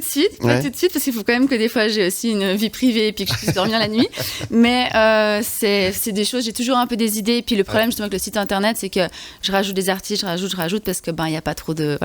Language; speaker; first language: French; native; French